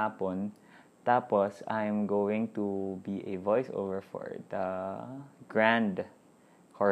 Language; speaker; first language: English; non-native, local second language; Filipino